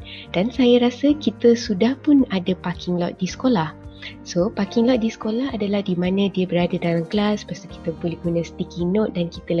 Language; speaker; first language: Malay; native; Malay